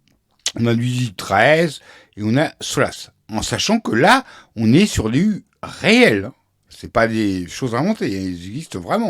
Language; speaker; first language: French; native; French